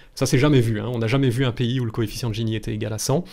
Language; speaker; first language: French; native; French